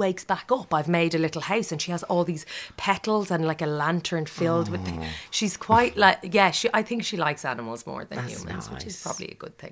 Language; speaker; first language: English; native; English